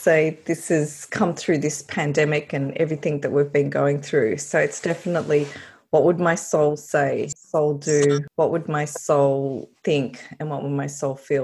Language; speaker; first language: English; native; English